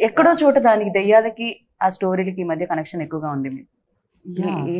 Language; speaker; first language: Telugu; native; Telugu